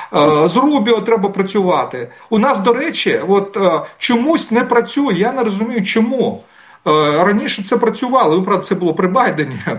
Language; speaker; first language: Ukrainian; native; Ukrainian